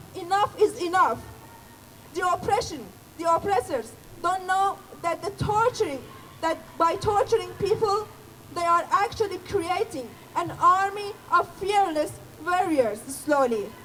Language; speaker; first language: English; non-native, fluent; Persian